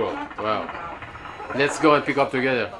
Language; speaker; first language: English; non-native, learner; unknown